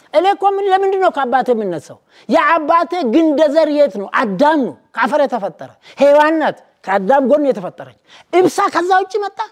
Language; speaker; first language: Amharic; non-native, local second language; Oromo